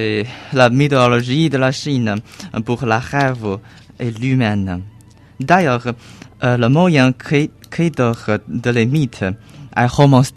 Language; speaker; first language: French; non-native, learner; Chinese